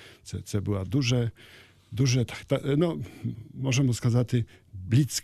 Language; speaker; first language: Ukrainian; non-native, learner; Polish